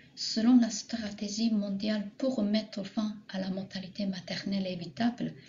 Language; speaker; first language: French; non-native, fluent; Japanese